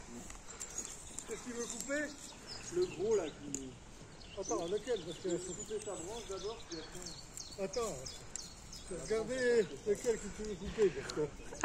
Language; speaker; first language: French; native; French